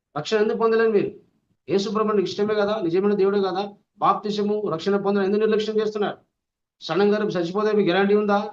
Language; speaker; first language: Telugu; non-native, local second language; Lambadi